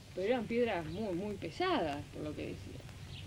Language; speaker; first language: Spanish; native; Spanish